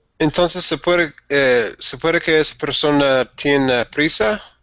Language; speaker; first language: Spanish; non-native, learner; English